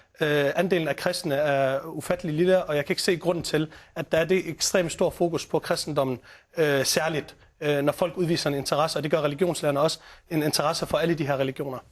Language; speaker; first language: Danish; early bilingual, other home language; Arabic